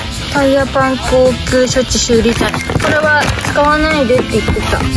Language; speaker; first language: Japanese; native; Japanese